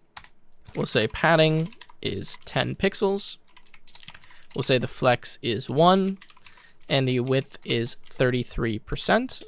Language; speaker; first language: English; native; English